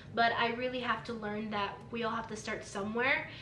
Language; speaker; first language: English; early bilingual, other home language; Spanish